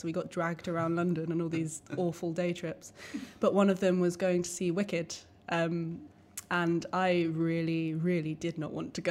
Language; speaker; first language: English; native; English